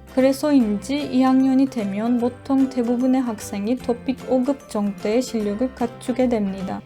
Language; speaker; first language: Korean; non-native, learner; Turkish